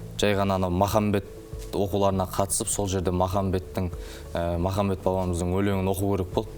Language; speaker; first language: Kazakh; native; Kazakh